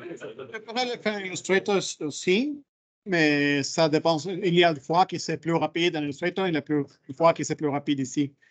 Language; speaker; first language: French; non-native, fluent; Spanish